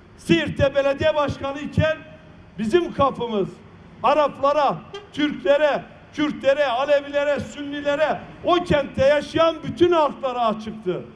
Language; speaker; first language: Turkish; non-native, local second language; Kurdish